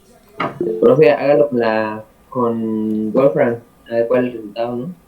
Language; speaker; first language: Spanish; native; Spanish